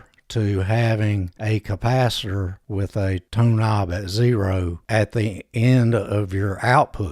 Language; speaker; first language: English; native; English